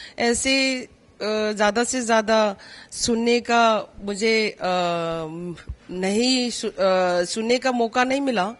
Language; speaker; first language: Hindi; non-native, local second language; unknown